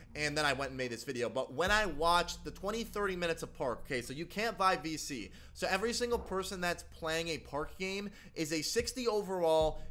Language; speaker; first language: English; native; English